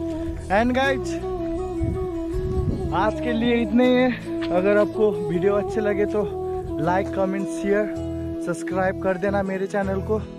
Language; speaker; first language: Hindi; non-native, learner; Nepali